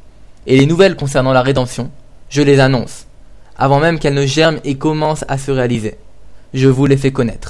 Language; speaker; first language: French; native; French